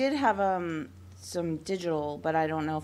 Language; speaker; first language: English; native; English